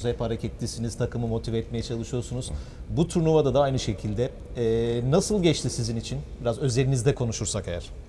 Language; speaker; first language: Turkish; native; Turkish